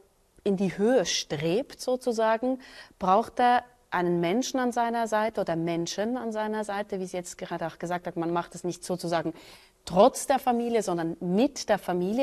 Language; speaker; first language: German; native; German